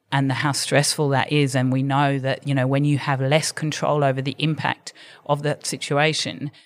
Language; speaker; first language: English; native; English